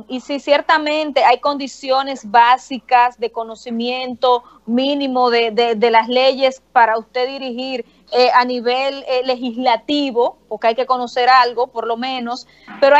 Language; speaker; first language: Spanish; native; Spanish